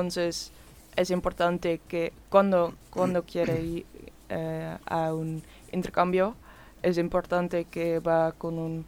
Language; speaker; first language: Spanish; non-native, learner; Dutch